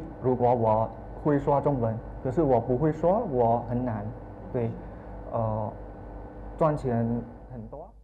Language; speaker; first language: Chinese; non-native, learner; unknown